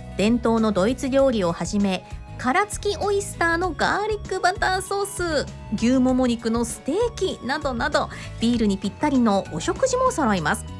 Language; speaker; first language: Japanese; native; Japanese